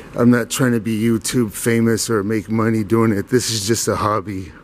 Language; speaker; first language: English; native; English